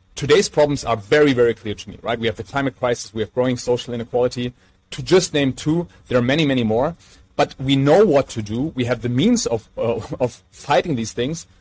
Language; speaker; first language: English; non-native, fluent; German